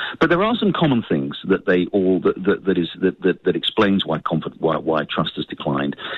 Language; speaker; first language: English; native; English